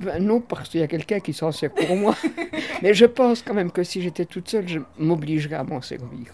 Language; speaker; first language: French; native; French